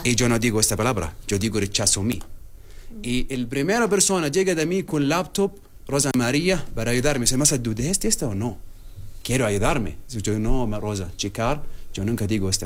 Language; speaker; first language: Spanish; non-native, learner; Arabic